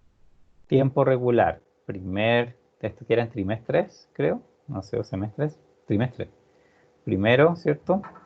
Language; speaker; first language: Spanish; native; Spanish